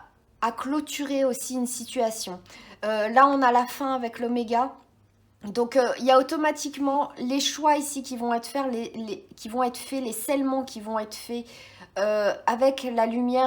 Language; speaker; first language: French; native; French